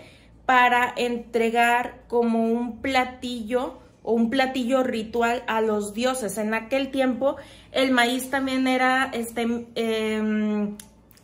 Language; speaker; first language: Spanish; native; Spanish